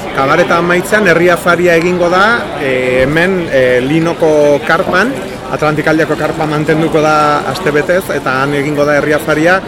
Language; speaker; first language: Basque; native; Basque